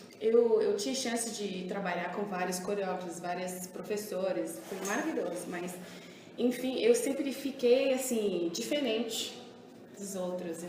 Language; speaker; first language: Portuguese; early bilingual, heritage; English